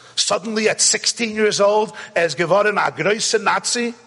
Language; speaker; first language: English; native; English